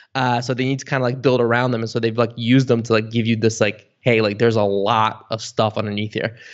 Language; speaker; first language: English; early bilingual, other home language; Bulgarian